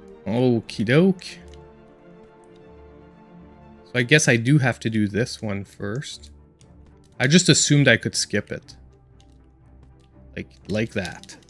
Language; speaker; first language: English; native; English